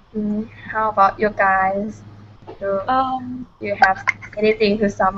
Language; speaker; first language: English; non-native, learner; Thai